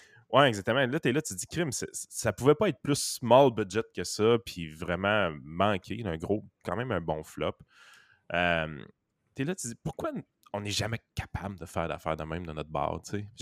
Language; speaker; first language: French; native; French